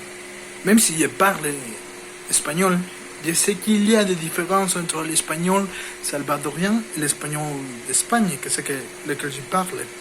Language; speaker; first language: French; non-native, learner; Spanish